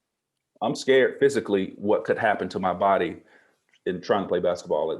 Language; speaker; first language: English; native; English